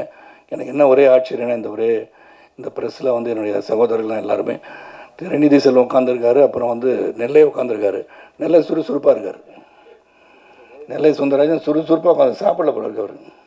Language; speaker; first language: Tamil; native; Tamil